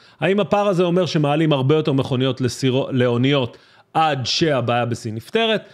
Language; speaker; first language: Hebrew; native; Hebrew